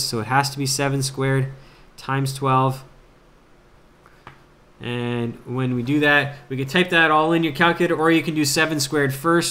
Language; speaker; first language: English; native; English